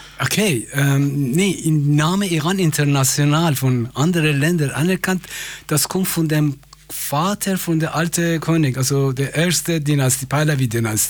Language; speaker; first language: German; non-native, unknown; Persian